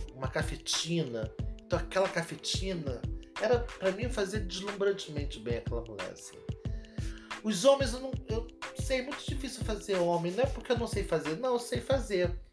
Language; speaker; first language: Portuguese; native; Portuguese